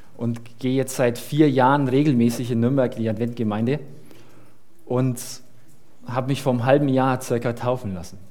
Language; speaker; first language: German; early bilingual, other home language; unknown